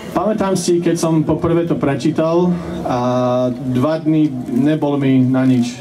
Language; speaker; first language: Slovak; non-native, fluent; English